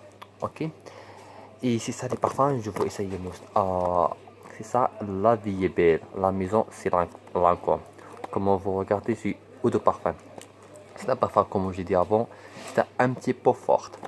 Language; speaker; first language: French; non-native, learner; Arabic